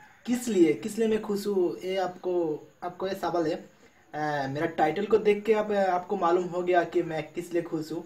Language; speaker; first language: Hindi; non-native, local second language; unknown